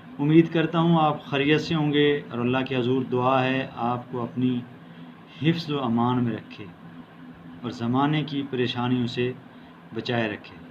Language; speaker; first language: Urdu; non-native, local second language; Punjabi